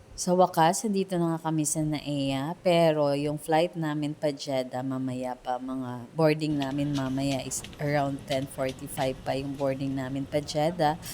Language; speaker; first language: Filipino; non-native, local second language; Hiligaynon